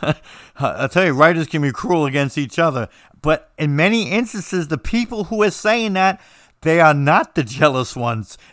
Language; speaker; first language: English; native; English